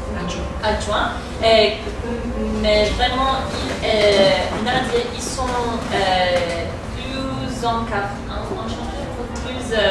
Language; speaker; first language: French; non-native, fluent; English